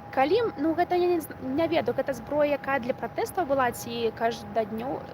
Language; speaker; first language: Belarusian; non-native, local second language; Russian